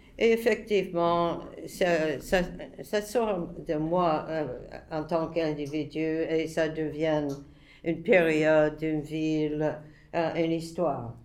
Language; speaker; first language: French; non-native, fluent; English